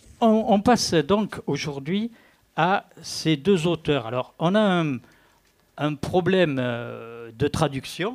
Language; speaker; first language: French; native; French